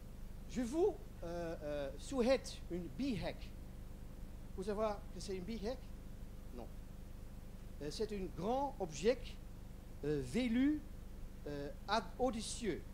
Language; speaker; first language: French; non-native, learner; Dutch